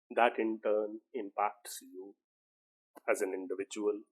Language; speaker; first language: English; non-native, local second language; Punjabi